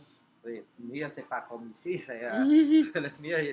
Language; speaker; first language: French; non-native, fluent; Khmer